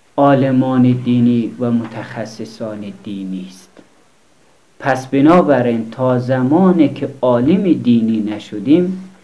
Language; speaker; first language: Persian; native; Persian